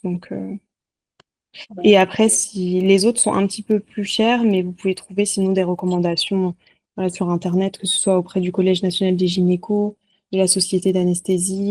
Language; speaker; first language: French; native; French